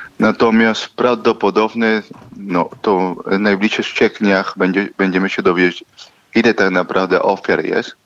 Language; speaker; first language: Polish; non-native, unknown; Spanish